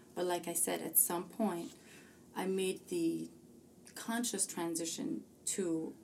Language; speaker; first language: English; early bilingual, other home language; Amharic